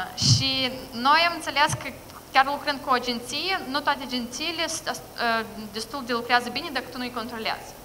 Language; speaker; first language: Romanian; non-native, local second language; Russian